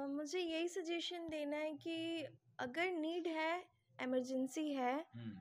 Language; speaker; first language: Hindi; non-native, local second language; Odia